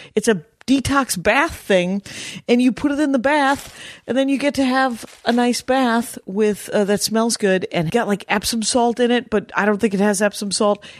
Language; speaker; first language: English; native; English